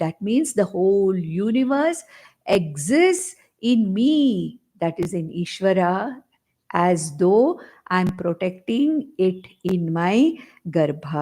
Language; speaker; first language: English; non-native, local second language; Konkani